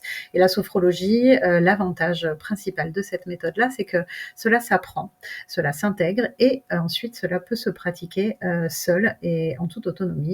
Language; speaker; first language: French; native; French